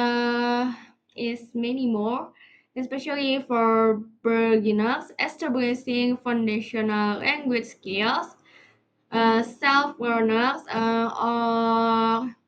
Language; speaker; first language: English; non-native, learner; Indonesian